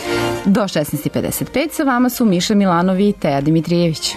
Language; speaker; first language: Serbian; native; Serbian